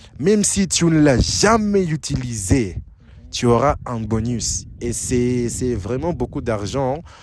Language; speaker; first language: French; non-native, fluent; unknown